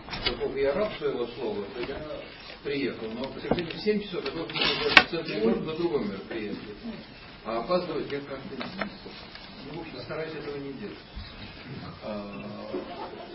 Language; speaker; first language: Russian; native; Russian